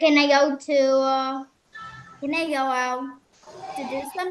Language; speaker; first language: English; non-native, learner; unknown